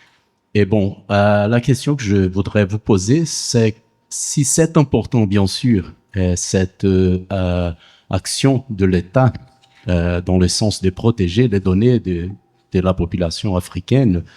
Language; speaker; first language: French; non-native, fluent; Portuguese